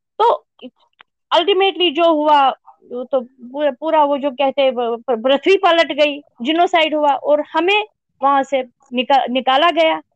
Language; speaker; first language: Hindi; non-native, local second language; Kashmiri